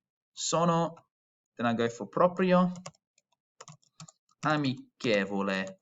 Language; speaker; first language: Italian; non-native, fluent; English